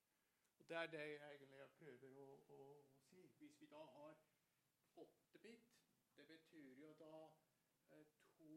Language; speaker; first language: Norwegian; non-native, fluent; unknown